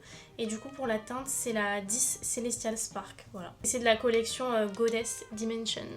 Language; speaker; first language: French; native; French